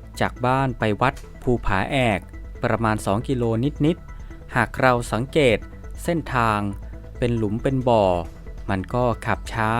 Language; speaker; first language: Thai; native; Thai